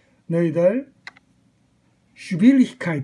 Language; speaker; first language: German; non-native, fluent; Korean